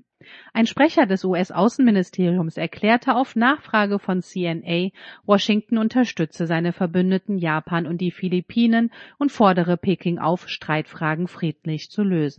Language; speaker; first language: German; native; German